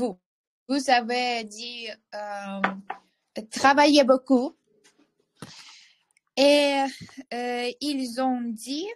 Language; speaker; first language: French; non-native, learner; Ukrainian